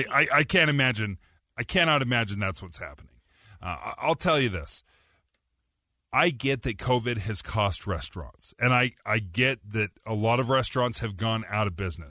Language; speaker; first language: English; native; English